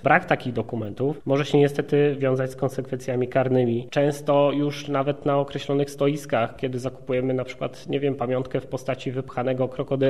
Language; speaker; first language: Polish; native; Polish